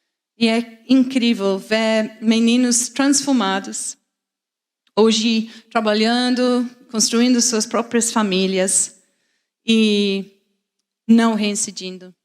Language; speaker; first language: Portuguese; non-native, fluent; English